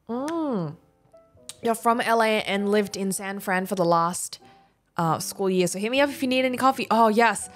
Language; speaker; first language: English; native; English